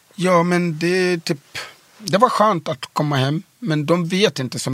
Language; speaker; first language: Swedish; early bilingual, other home language; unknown